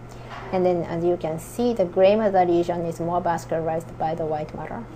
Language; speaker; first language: English; non-native, fluent; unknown